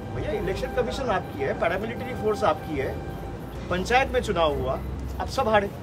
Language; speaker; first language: Hindi; non-native, local second language; Bangla